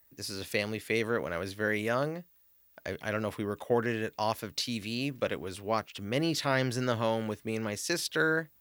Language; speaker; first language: English; native; English